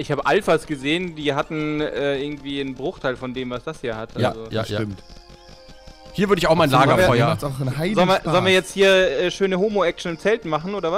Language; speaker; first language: German; native; German